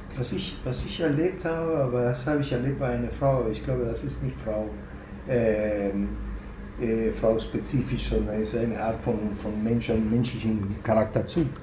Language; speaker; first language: German; non-native, fluent; Spanish